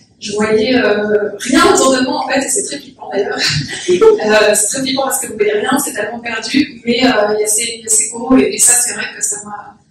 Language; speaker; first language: French; native; French